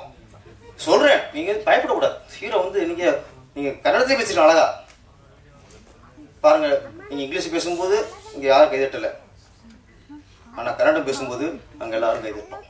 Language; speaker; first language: Tamil; native; Tamil